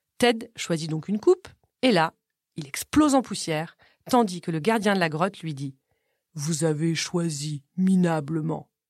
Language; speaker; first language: French; native; French